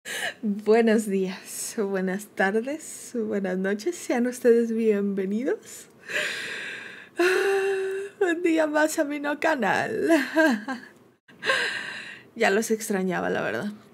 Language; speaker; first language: Spanish; native; Spanish